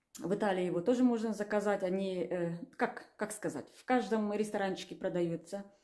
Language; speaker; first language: Russian; native; Russian